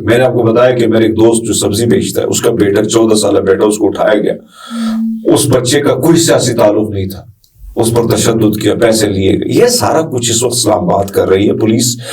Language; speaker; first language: Urdu; non-native, local second language; Pashto